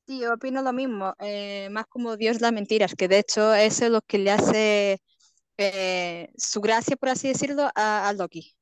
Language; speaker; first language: Spanish; non-native, fluent; Portuguese